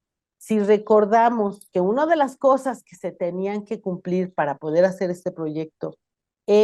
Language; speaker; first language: Spanish; native; Spanish